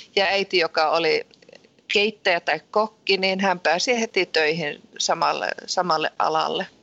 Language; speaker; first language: Finnish; early bilingual, heritage; Finnish